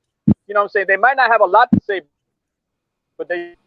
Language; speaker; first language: English; native; English